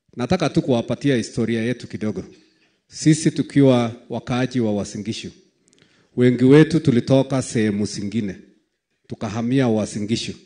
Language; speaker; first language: Swahili; native; Swahili